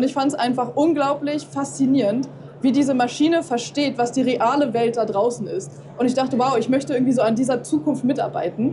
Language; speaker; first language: German; native; German